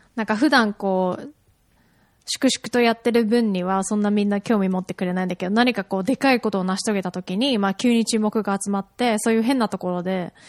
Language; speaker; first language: Japanese; native; Japanese